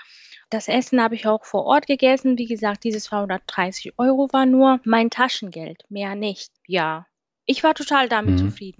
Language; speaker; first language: German; non-native, fluent; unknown